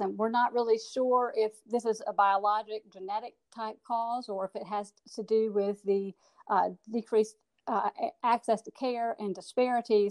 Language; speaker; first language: English; native; English